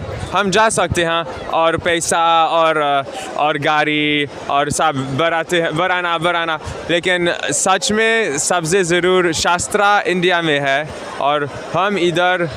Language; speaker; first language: Hindi; non-native, learner; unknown